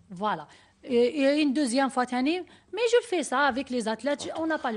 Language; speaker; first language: French; non-native, learner; Arabic